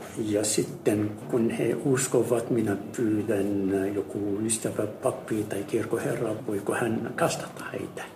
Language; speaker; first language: Finnish; non-native, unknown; Arabic